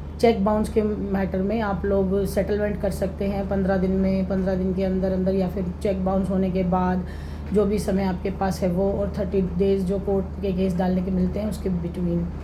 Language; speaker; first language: Hindi; native; Hindi